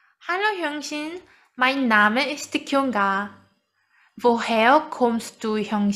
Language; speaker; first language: German; non-native, fluent; Korean